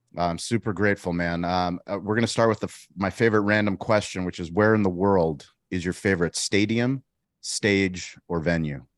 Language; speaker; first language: English; native; English